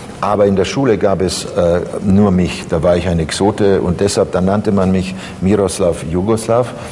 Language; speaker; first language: German; early bilingual, other home language; Croatian